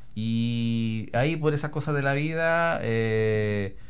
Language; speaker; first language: Spanish; native; Spanish